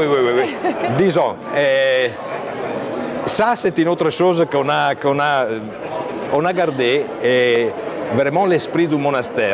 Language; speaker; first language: French; non-native, fluent; Italian